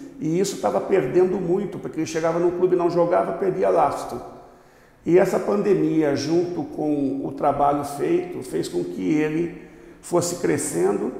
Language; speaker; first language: Portuguese; native; Portuguese